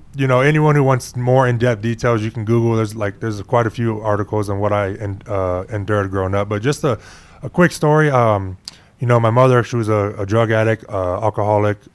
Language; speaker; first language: English; early bilingual, other home language; Spanish